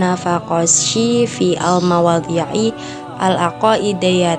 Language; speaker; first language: Arabic; non-native, learner; Indonesian